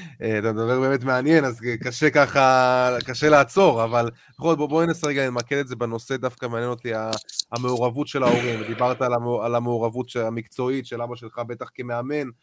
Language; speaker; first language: Hebrew; native; Hebrew